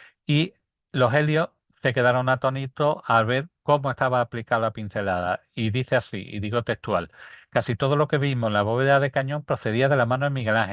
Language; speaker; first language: Spanish; native; Spanish